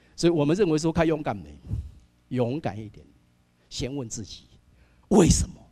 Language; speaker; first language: Chinese; native; Chinese